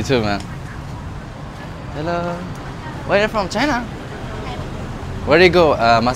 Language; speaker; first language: English; non-native, learner; Arabic